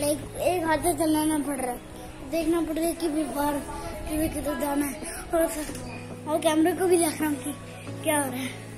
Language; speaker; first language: Hindi; native; Hindi